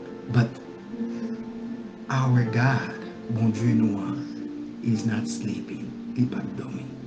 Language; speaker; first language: English; non-native, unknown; Haitian Creole